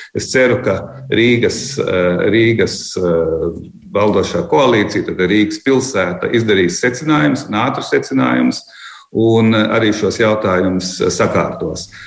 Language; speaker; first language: Latvian; native; Latvian